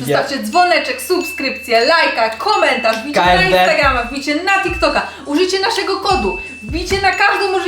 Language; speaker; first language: Polish; native; Polish